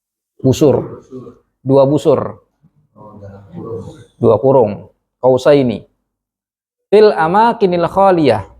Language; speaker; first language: Arabic; non-native, fluent; Indonesian